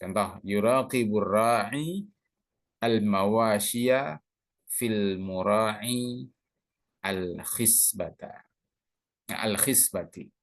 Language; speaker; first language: Arabic; non-native, fluent; Indonesian